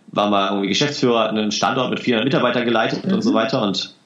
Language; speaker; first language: German; native; German